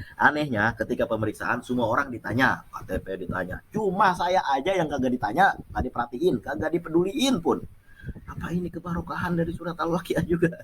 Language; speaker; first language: Indonesian; non-native, local second language; Achinese